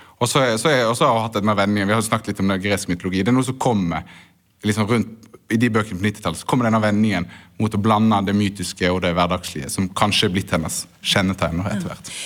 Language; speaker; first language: Norwegian; native; Norwegian